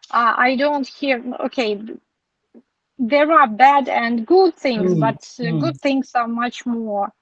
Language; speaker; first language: English; non-native, learner; Ukrainian